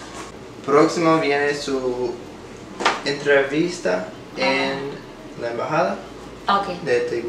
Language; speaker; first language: Spanish; non-native, fluent; English